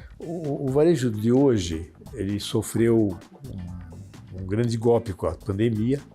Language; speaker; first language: Portuguese; early bilingual, other home language; Arabic